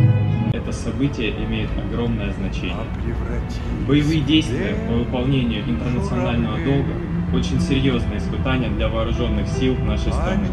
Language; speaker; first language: Russian; native; Russian